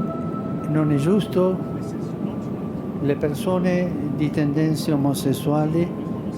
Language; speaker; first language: Italian; non-native, fluent; Spanish